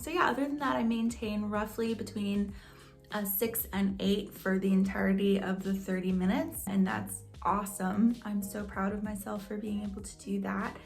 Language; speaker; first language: English; native; English